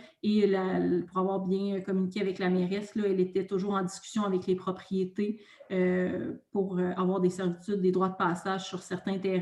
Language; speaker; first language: French; native; French